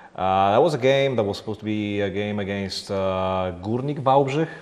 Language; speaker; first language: English; non-native, fluent; Polish